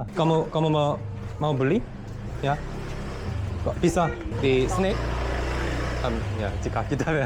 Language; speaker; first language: Indonesian; non-native, learner; Korean